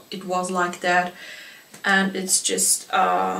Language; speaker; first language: English; non-native, fluent; German